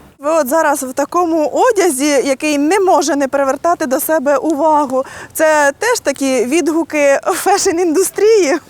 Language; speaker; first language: Ukrainian; native; Ukrainian